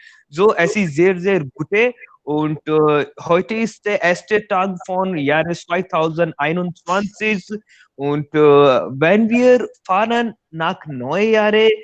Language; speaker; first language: German; non-native, learner; Hindi